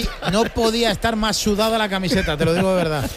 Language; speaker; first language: Spanish; native; Spanish